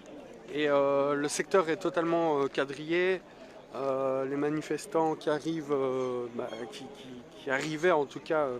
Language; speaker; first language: French; native; French